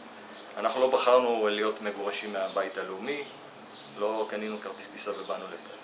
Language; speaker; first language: Hebrew; non-native, local second language; Adyghe